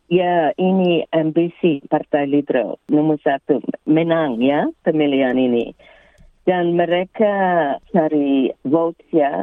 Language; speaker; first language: Indonesian; early bilingual, heritage; English